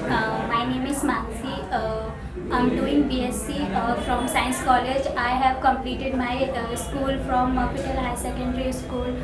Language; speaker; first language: English; non-native, learner; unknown